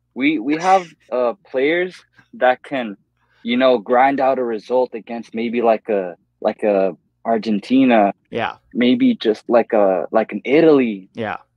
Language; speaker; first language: English; native; English